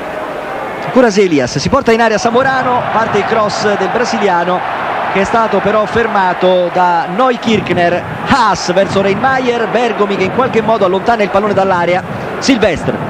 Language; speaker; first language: Italian; native; Italian